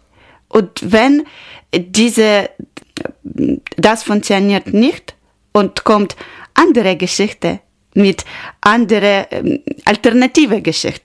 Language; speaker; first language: German; non-native, learner; Ukrainian